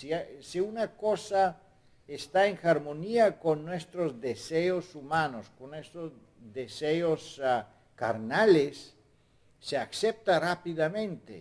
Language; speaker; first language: Spanish; non-native, fluent; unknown